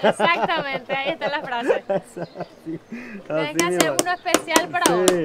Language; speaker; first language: Spanish; native; Spanish